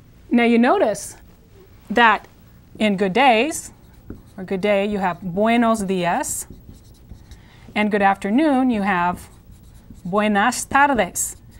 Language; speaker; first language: English; native; English